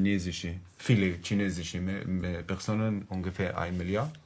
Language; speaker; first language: German; non-native, learner; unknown